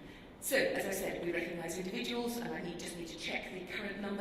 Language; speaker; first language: English; native; English